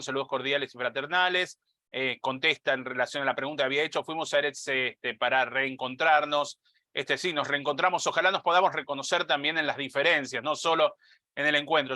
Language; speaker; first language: Spanish; native; Spanish